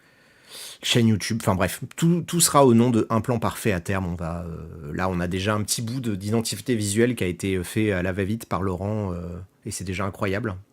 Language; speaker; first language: French; native; French